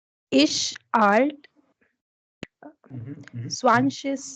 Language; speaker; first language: German; non-native, learner; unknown